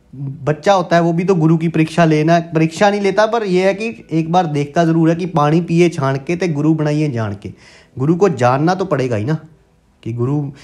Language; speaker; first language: Hindi; non-native, local second language; Punjabi